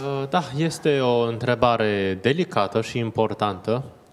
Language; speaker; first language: Romanian; non-native, fluent; Chinese